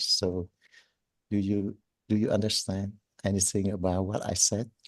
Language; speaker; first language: English; non-native, learner; Vietnamese